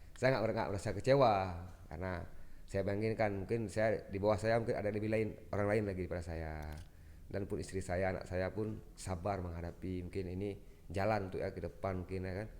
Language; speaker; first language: Indonesian; non-native, local second language; Achinese